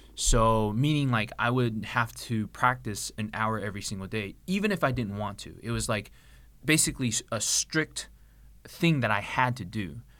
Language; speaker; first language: English; native; English